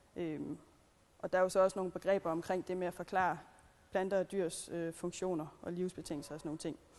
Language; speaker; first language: Danish; native; Danish